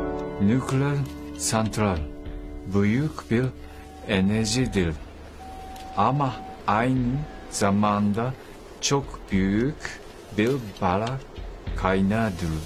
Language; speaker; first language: Turkish; non-native, learner; Japanese